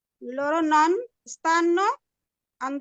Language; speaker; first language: Italian; non-native, learner; Bangla